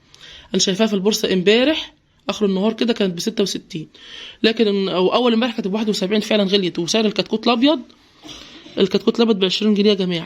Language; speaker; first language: Arabic; native; Arabic